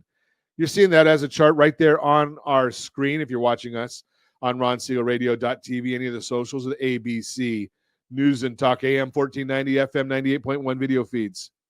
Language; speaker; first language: English; native; English